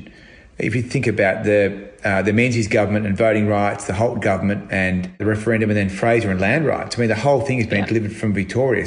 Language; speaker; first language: English; native; English